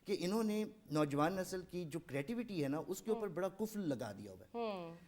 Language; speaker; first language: Urdu; non-native, local second language; Saraiki